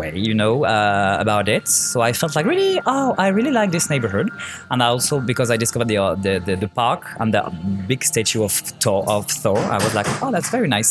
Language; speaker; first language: English; non-native, fluent; French